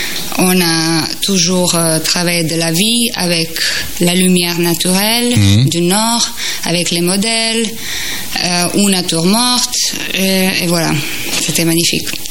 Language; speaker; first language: French; non-native, fluent; Croatian